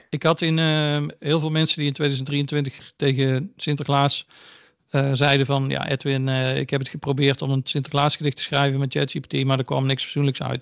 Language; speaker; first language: Dutch; native; Dutch